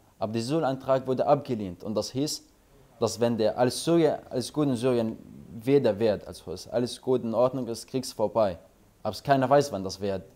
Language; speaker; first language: German; non-native, learner; Arabic